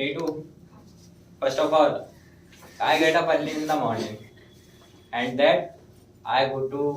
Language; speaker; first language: English; non-native, learner; Hindi